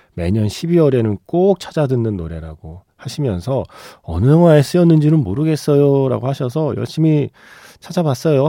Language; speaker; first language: Korean; native; Korean